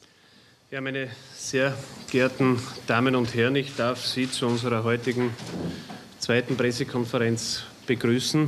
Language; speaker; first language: German; native; German